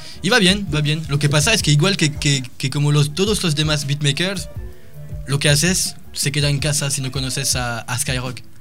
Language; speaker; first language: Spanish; non-native, fluent; French